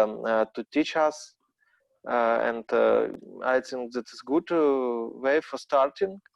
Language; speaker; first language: English; non-native, learner; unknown